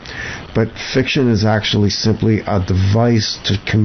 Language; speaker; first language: English; native; English